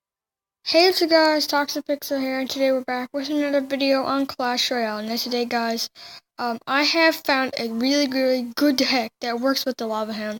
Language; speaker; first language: English; native; English